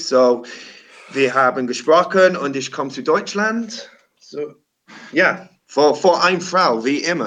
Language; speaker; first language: German; non-native, learner; English